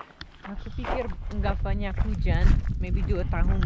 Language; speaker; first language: Indonesian; non-native, learner; English